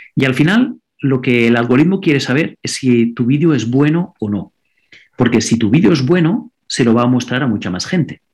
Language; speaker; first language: Spanish; non-native, local second language; Catalan